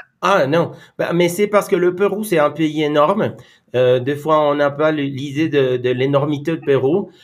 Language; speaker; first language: French; non-native, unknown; Spanish